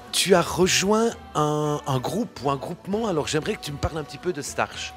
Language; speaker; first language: French; native; French